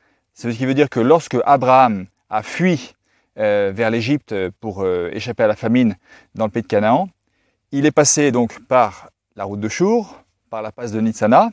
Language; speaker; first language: French; native; French